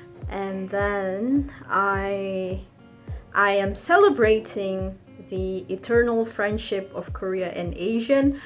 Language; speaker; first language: English; non-native, fluent; Indonesian